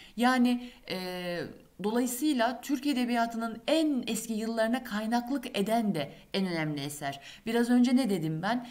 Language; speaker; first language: Turkish; native; Turkish